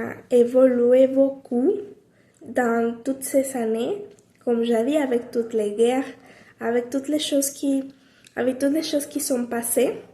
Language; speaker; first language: French; non-native, learner; Spanish